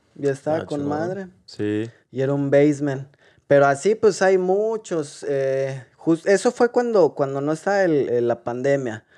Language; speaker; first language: Spanish; native; Spanish